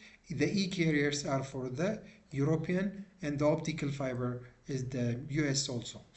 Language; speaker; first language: English; non-native, local second language; Amharic